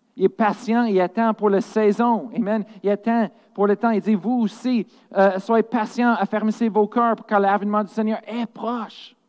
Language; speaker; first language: French; non-native, fluent; English